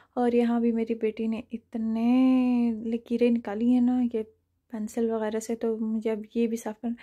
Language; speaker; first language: Urdu; non-native, fluent; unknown